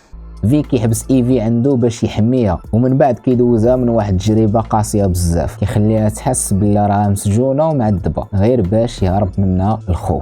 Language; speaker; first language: Arabic; native; Arabic